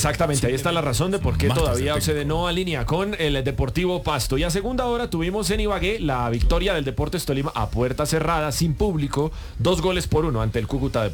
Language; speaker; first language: Spanish; native; Spanish